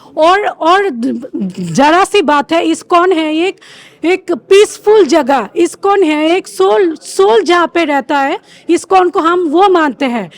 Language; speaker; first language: Hindi; non-native, fluent; Bangla